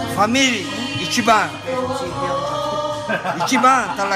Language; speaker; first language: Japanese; non-native, learner; Filipino